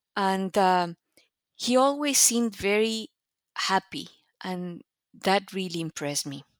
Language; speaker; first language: English; non-native, fluent; Spanish